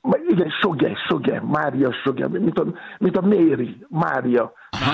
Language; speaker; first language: Hungarian; non-native, fluent; Yoruba